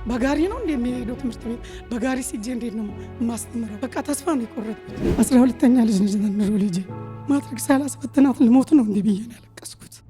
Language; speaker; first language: Amharic; native; Amharic